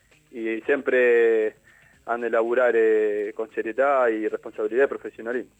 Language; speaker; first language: Italian; non-native, learner; Spanish